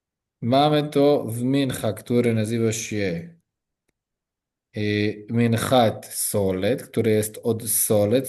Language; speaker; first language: Polish; non-native, learner; Hebrew